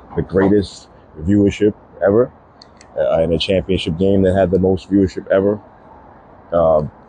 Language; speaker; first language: English; native; English